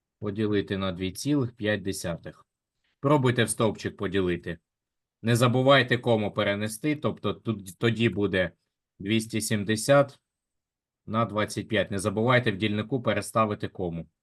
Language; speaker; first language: Ukrainian; native; Ukrainian